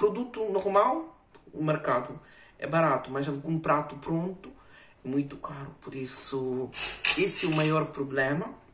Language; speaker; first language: Portuguese; non-native, fluent; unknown